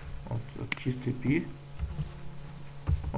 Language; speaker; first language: Russian; native; Russian